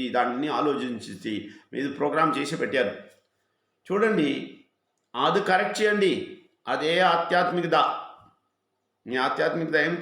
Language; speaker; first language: Telugu; non-native, fluent; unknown